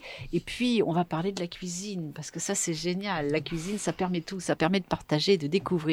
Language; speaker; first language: French; native; French